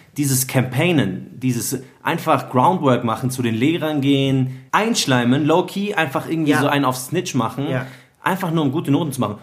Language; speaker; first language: German; early bilingual, other home language; Arabic